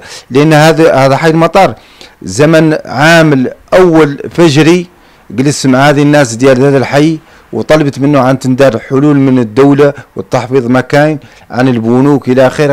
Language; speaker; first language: Arabic; native; Arabic